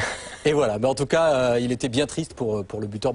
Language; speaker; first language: French; native; French